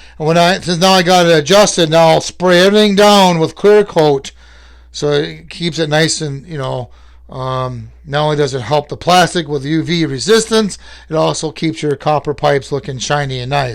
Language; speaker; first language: English; native; English